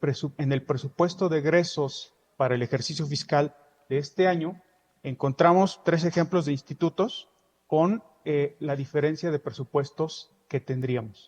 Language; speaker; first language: Spanish; native; Spanish